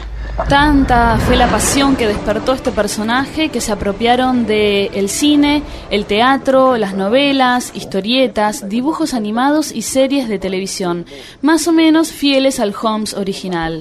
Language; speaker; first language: Spanish; native; Spanish